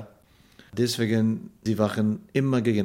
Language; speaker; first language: German; non-native, learner; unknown